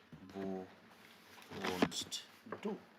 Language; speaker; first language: German; non-native, fluent; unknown